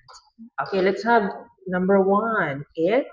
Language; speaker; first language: English; non-native, fluent; Vietnamese